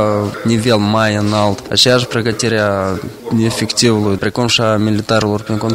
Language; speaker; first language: Romanian; native; Romanian